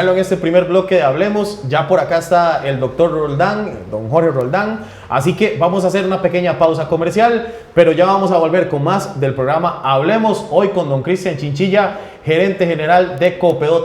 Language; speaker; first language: Spanish; native; Spanish